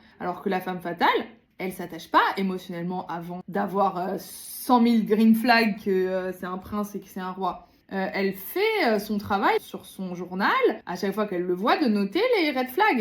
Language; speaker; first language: French; native; French